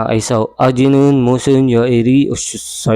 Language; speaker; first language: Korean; non-native, learner; Filipino